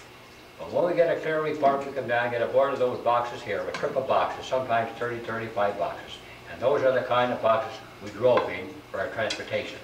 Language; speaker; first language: English; native; English